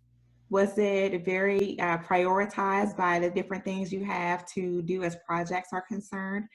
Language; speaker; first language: English; native; English